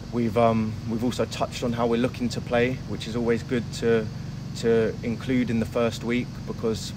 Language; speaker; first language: English; native; English